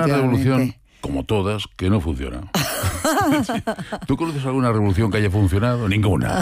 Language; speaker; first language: Spanish; native; Spanish